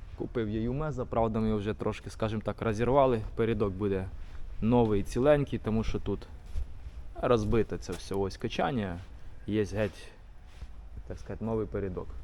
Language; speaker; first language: Ukrainian; native; Ukrainian